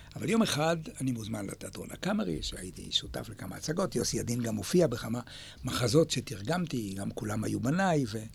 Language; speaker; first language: Hebrew; native; Hebrew